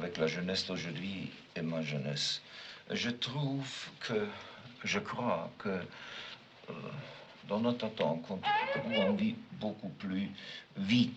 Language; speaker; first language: French; non-native, fluent; German